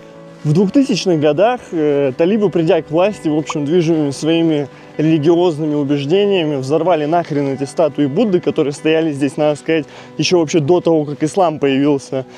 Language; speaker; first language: Russian; native; Russian